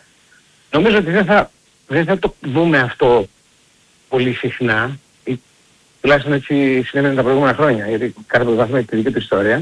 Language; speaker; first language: Greek; native; Greek